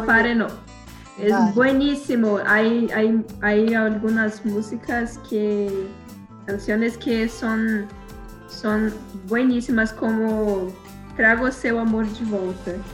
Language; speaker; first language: Spanish; non-native, learner; Portuguese